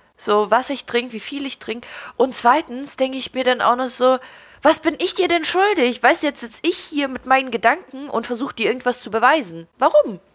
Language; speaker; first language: German; early bilingual, other home language; Russian